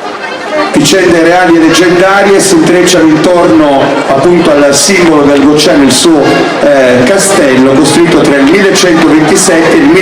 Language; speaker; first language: Italian; native; Italian